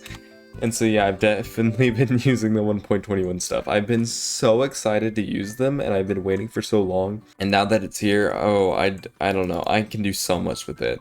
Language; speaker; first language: English; native; English